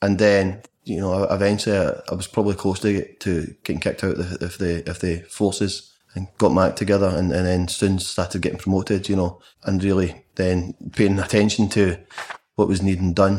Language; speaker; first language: English; native; English